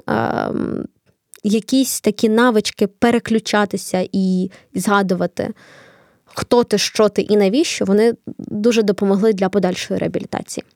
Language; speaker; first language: Ukrainian; non-native, local second language; Russian